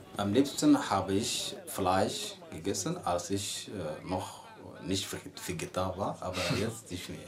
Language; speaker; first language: German; non-native, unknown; Arabic